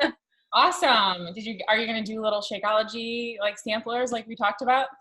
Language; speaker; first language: English; native; English